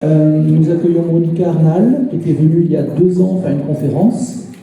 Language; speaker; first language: French; native; French